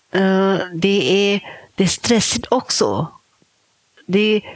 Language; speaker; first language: Swedish; non-native, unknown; Thai